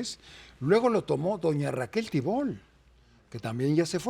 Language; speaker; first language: Spanish; native; Spanish